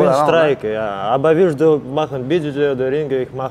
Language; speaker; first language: German; non-native, learner; Russian